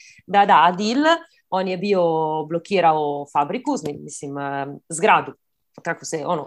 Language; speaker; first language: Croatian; early bilingual, heritage; Croatian